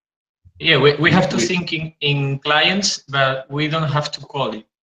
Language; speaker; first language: English; non-native, fluent; Spanish